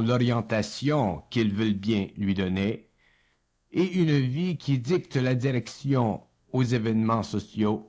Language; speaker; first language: French; native; French